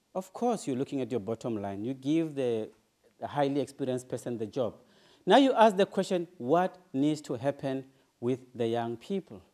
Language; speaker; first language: English; non-native, local second language; Northern Sotho